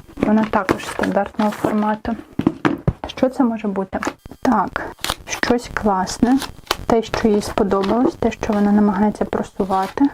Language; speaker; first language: Ukrainian; native; Ukrainian